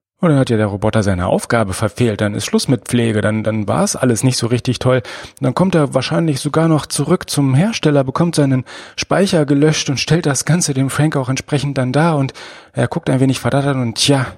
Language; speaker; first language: German; native; German